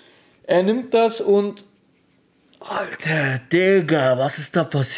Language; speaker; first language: German; native; German